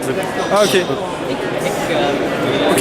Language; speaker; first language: French; native; French